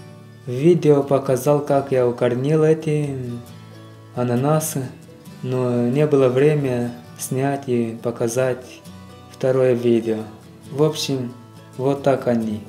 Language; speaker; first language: Russian; non-native, learner; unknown